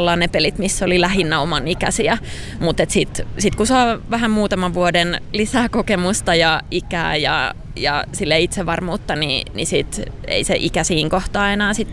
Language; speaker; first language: Finnish; native; Finnish